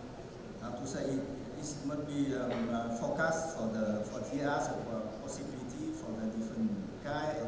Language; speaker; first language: English; non-native, learner; Vietnamese